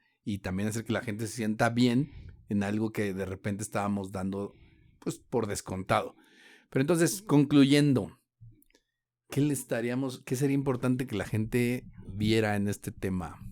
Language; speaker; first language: Spanish; native; Spanish